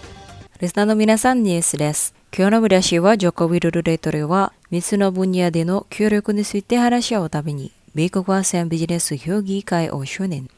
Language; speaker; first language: Japanese; non-native, fluent; Indonesian